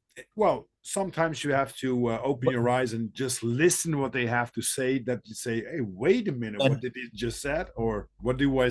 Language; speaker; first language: English; non-native, fluent; Dutch